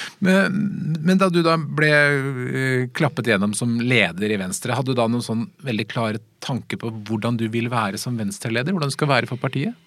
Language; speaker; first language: Norwegian; native; Norwegian